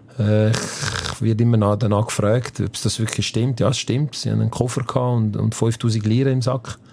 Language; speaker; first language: German; early bilingual, other home language; Italian